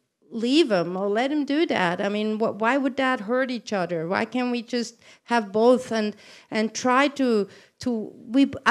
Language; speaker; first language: English; non-native, fluent; German